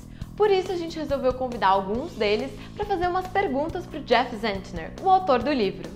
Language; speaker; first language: Portuguese; native; Portuguese